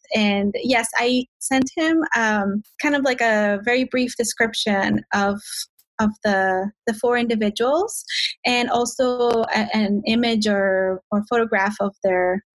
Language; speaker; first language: English; non-native, fluent; Spanish